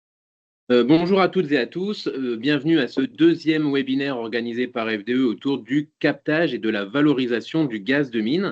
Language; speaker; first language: French; native; French